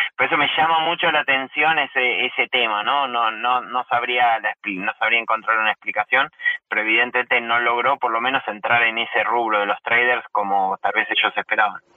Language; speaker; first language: Spanish; native; Spanish